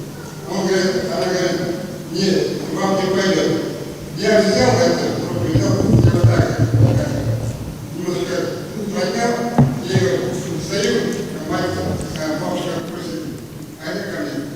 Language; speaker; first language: Russian; non-native, local second language; Kazakh